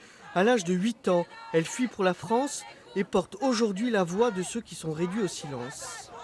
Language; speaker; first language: French; native; French